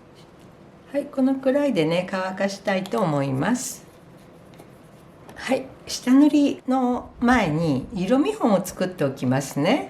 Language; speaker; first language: Japanese; native; Japanese